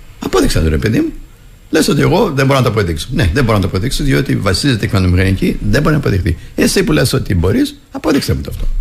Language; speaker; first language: Greek; native; Greek